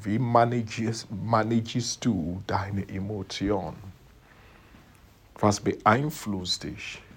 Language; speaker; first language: German; non-native, fluent; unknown